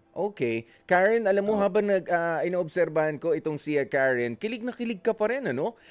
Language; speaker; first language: Filipino; native; Filipino